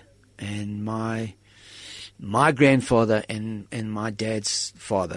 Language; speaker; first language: English; native; English